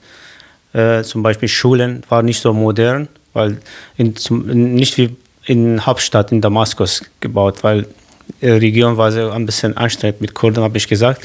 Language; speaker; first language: German; non-native, learner; Kurdish